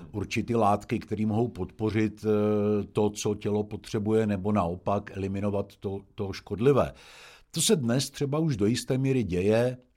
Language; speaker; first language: Czech; native; Czech